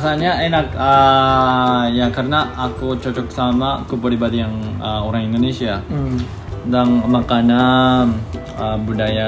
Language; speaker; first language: Indonesian; non-native, fluent; Japanese